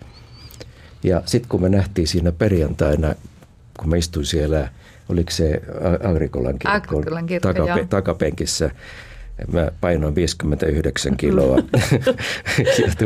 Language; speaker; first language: Finnish; native; Finnish